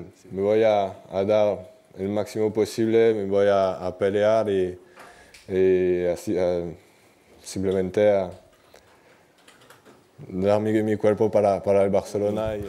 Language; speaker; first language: Spanish; non-native, learner; French